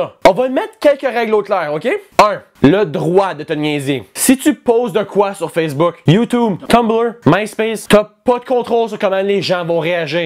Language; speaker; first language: French; native; French